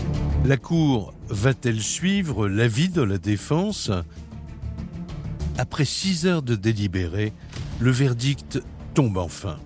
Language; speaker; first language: French; native; French